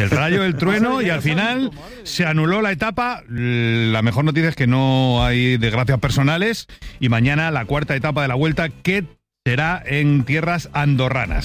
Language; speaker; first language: Spanish; native; Spanish